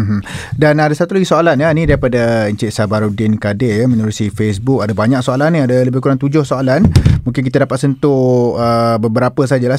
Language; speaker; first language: Malay; native; Malay